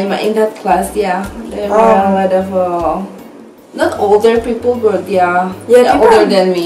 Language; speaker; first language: English; non-native, learner; Spanish